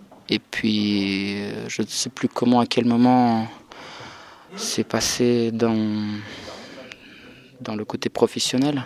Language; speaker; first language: French; non-native, fluent; Russian